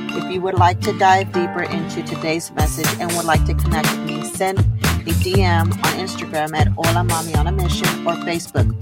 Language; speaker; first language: English; early bilingual, other home language; Spanish